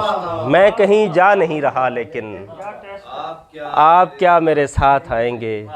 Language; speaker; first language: Urdu; native; Urdu